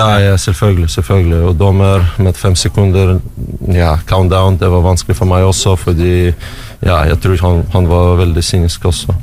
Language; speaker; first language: Norwegian; non-native, learner; Russian